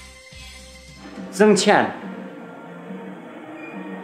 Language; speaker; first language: Chinese; non-native, local second language; Uyghur